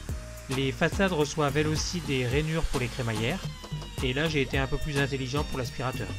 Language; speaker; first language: French; native; French